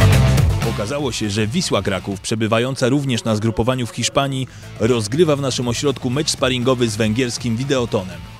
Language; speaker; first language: Polish; native; Polish